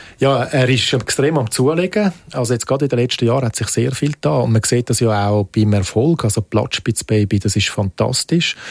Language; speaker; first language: German; native; German